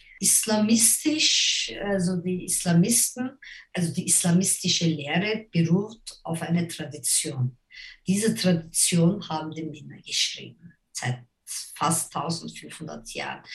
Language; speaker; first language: German; non-native, fluent; Turkish